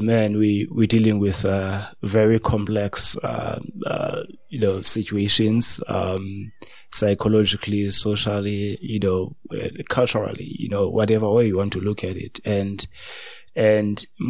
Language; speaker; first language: English; non-native, local second language; Xhosa